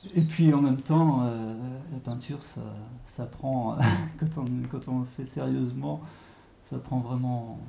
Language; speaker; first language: French; native; French